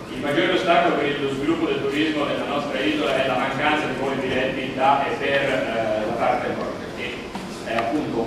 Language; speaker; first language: Italian; native; Italian